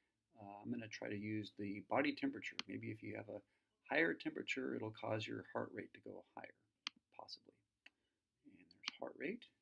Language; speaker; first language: English; native; English